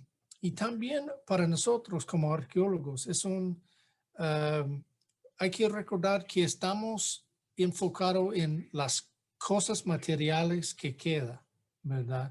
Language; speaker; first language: Spanish; non-native, fluent; English